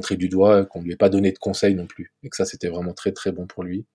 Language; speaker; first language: French; native; French